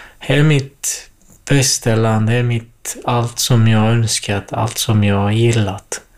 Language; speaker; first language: Swedish; non-native, fluent; Kurdish